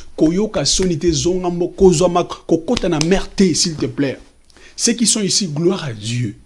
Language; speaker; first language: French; non-native, local second language; Lingala